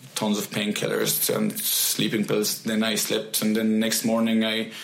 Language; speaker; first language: English; non-native, fluent; Arabic